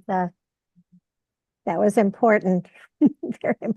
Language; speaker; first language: English; native; English